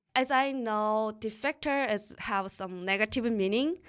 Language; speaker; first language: English; early bilingual, other home language; Korean